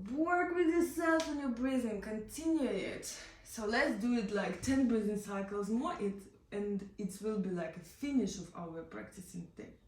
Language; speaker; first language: English; non-native, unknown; Ukrainian